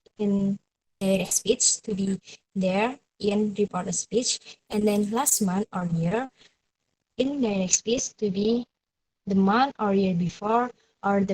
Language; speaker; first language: English; non-native, learner; Indonesian